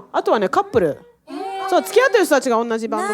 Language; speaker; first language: Japanese; native; Japanese